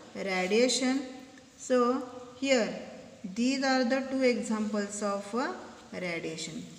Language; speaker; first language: English; non-native, local second language; Marathi